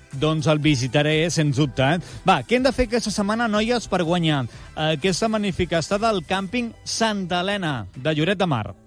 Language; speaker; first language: Catalan; native; Catalan